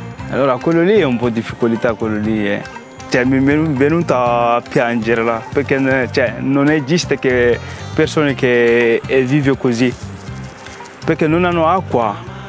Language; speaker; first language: Italian; non-native, learner; Bambara